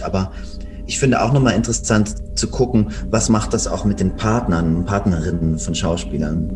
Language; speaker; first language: German; native; German